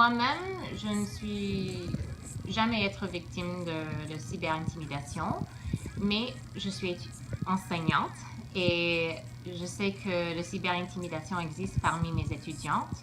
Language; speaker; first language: French; non-native, fluent; English